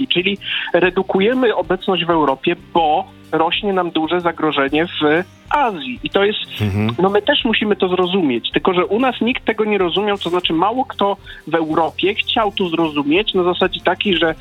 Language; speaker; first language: Polish; native; Polish